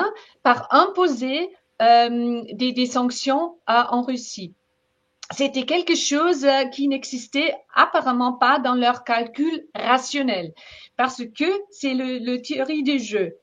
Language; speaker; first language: French; non-native, fluent; German